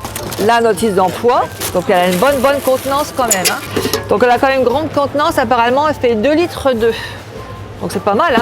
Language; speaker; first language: French; native; French